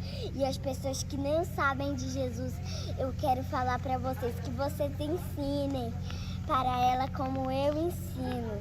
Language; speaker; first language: Portuguese; non-native, local second language; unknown